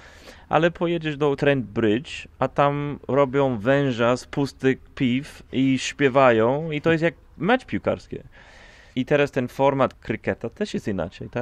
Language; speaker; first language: Polish; non-native, fluent; English